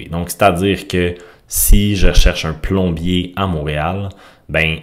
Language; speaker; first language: French; native; French